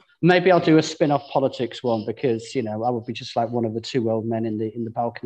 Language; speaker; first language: English; native; English